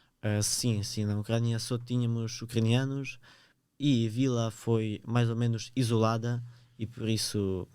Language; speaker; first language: Portuguese; early bilingual, other home language; Ukrainian